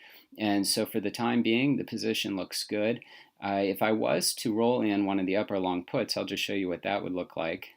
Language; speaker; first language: English; native; English